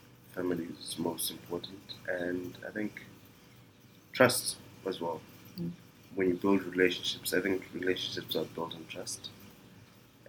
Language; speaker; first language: English; non-native, local second language; Shona